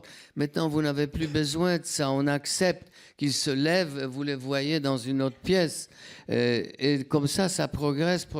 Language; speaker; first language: French; non-native, fluent; Polish